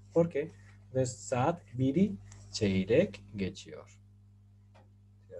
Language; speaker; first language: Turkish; non-native, fluent; Spanish